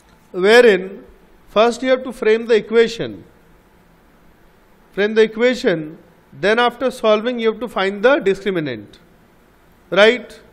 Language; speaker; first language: English; non-native, local second language; Bangla